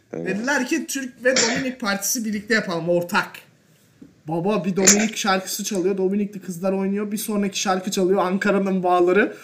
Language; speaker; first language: Turkish; native; Turkish